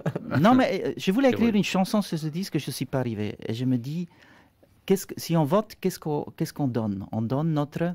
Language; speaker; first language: French; non-native, local second language; Swiss German